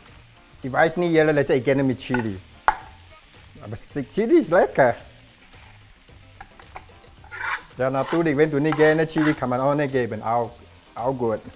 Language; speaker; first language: German; non-native, learner; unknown